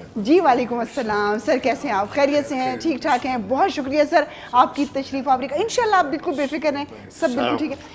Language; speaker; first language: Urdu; native; Urdu